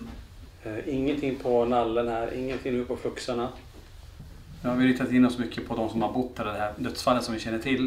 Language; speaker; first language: Swedish; native; Swedish